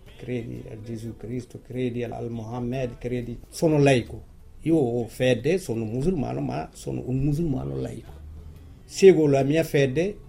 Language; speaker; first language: Italian; non-native, fluent; Wolof